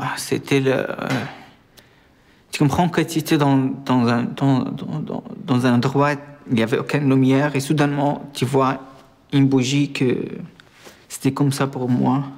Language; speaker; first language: French; non-native, fluent; Arabic